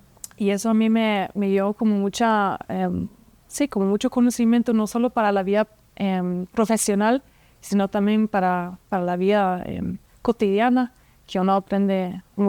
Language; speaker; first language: Spanish; non-native, fluent; German